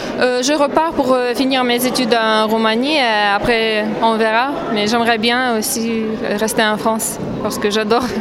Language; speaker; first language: French; non-native, learner; Romanian